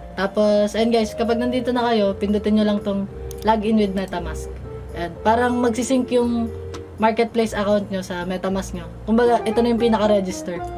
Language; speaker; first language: Filipino; native; Filipino